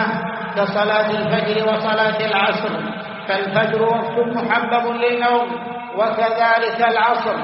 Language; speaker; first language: Arabic; native; Arabic